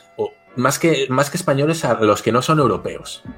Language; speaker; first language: Spanish; native; Spanish